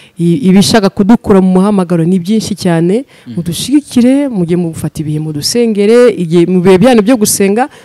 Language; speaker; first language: Kinyarwanda; early bilingual, heritage; Kinyarwanda